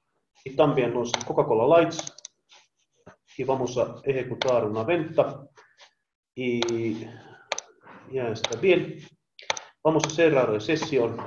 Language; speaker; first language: Spanish; non-native, learner; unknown